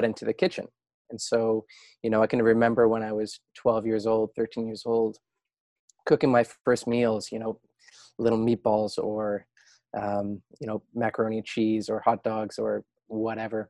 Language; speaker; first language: English; native; English